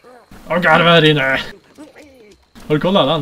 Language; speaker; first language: Swedish; native; Swedish